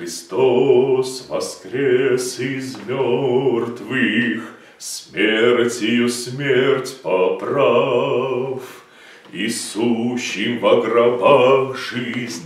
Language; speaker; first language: Russian; native; Russian